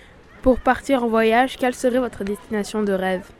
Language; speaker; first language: French; native; French